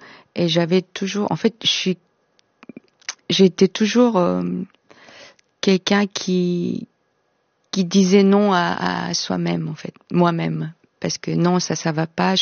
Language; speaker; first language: French; non-native, fluent; Korean